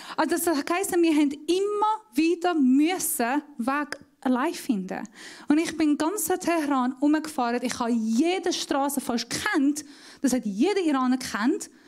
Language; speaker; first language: German; non-native, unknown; Persian